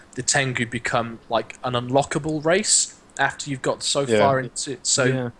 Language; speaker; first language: English; native; English